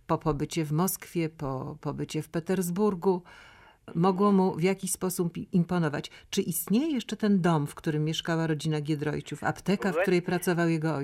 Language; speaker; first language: Polish; native; Polish